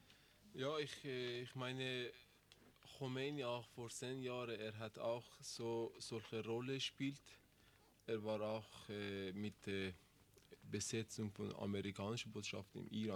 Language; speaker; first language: German; non-native, learner; Persian